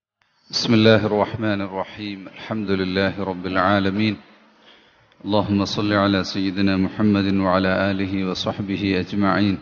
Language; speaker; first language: Arabic; non-native, fluent; Malayalam